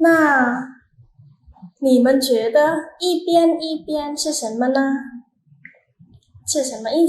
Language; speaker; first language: Chinese; non-native, fluent; Indonesian